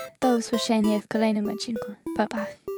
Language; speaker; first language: Polish; non-native, learner; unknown